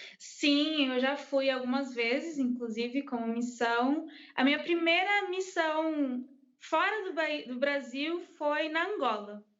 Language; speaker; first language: Portuguese; early bilingual, heritage; English